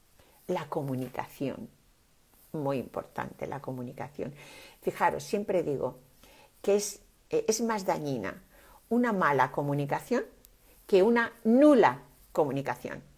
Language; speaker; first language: Spanish; native; Spanish